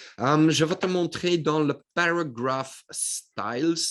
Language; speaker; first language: French; non-native, local second language; Dutch